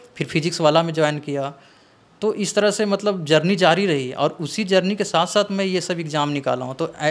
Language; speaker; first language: Hindi; native; Hindi